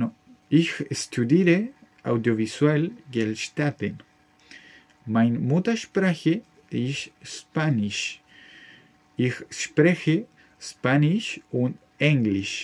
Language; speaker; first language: German; non-native, learner; Spanish